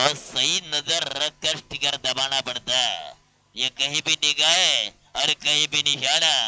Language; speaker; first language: Hindi; non-native, local second language; Marathi